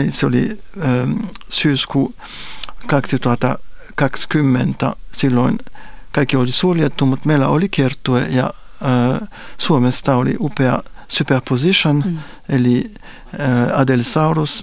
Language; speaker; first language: Finnish; non-native, fluent; French